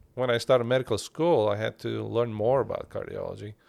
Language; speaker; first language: English; non-native, fluent; Turkish